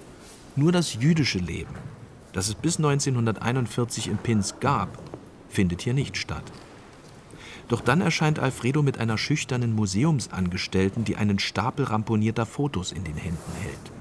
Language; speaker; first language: German; native; German